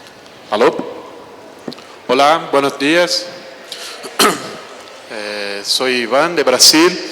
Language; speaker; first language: Spanish; non-native, fluent; Portuguese